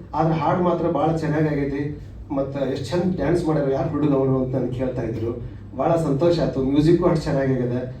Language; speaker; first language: Kannada; native; Kannada